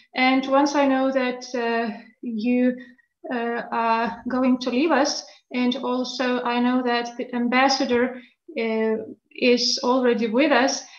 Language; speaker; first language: English; non-native, fluent; Lithuanian